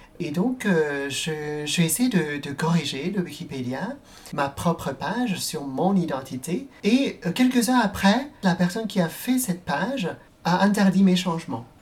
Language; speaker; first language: French; non-native, fluent; Cantonese